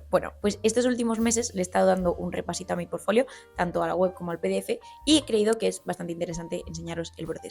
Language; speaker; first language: Spanish; native; Spanish